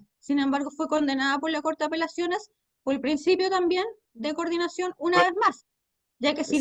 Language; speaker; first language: Spanish; native; Spanish